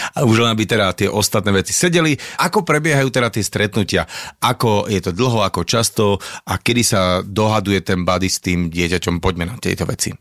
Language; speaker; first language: Slovak; native; Slovak